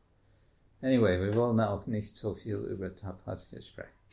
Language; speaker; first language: German; non-native, fluent; English